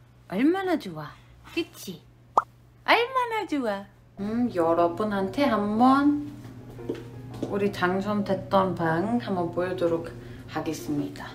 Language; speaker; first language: Korean; non-native, fluent; German